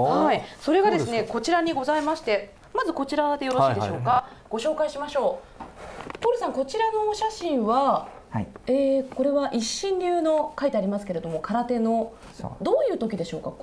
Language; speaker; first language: Japanese; native; Japanese